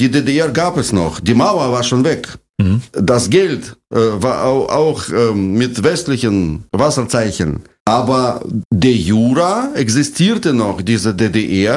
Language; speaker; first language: German; non-native, fluent; Russian